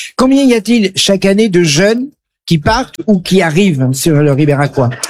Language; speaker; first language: French; native; French